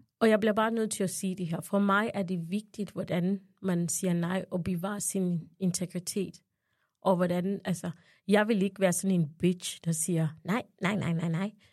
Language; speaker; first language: Danish; non-native, fluent; Ganda